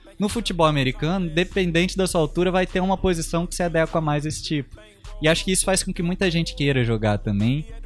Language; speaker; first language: Portuguese; native; Portuguese